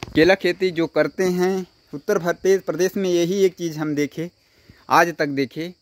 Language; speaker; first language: Hindi; native; Hindi